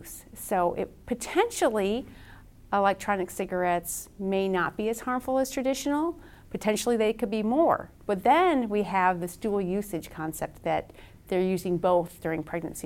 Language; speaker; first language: English; native; English